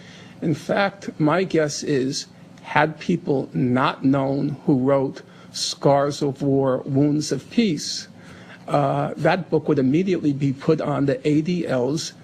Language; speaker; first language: English; native; English